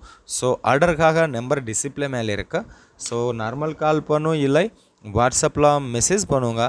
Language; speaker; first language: Tamil; non-native, local second language; Kannada